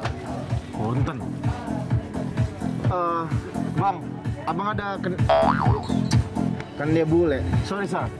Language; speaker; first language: Indonesian; native; Indonesian